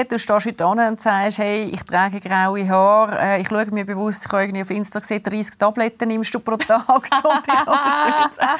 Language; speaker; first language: German; native; German